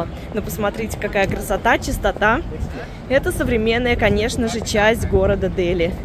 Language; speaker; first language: Russian; native; Russian